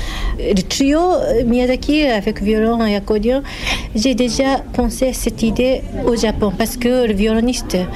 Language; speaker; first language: French; non-native, fluent; Japanese